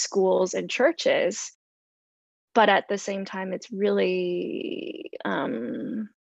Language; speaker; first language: English; non-native, local second language; Cantonese